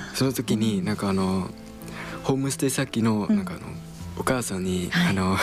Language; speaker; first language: Japanese; non-native, learner; Khmer